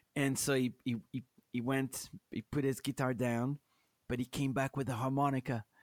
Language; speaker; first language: English; non-native, fluent; French